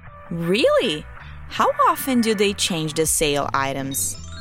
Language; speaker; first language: English; non-native, fluent; Portuguese